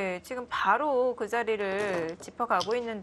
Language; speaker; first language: Korean; native; Korean